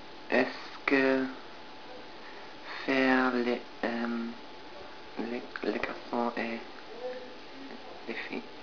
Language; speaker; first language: French; non-native, learner; English